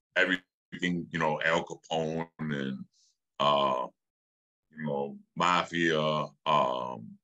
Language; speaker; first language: English; native; English